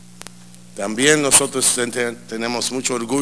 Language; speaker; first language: Spanish; early bilingual, heritage; English